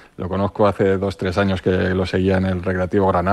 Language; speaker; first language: Spanish; native; Spanish